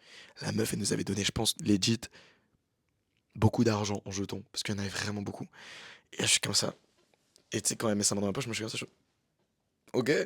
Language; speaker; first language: French; native; French